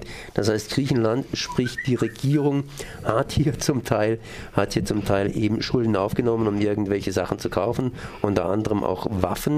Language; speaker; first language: German; native; German